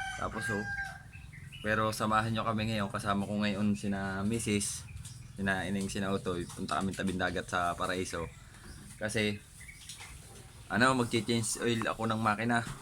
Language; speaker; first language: Filipino; native; Filipino